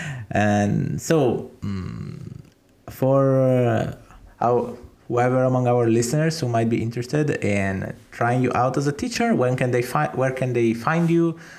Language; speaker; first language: English; non-native, fluent; Italian